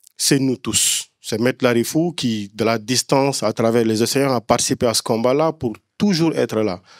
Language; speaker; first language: French; non-native, local second language; Wolof